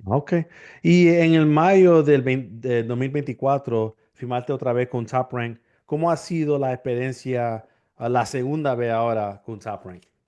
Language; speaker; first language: Spanish; early bilingual, heritage; English